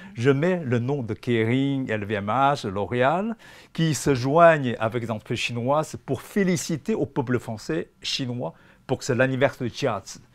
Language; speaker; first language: French; non-native, fluent; Chinese